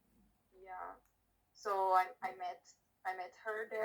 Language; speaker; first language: English; non-native, learner; Portuguese